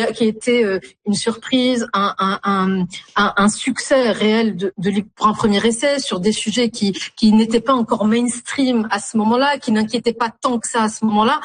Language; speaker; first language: French; non-native, local second language; Arabic